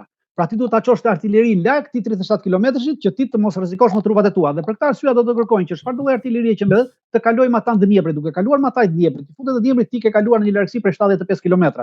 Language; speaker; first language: Albanian; native; Albanian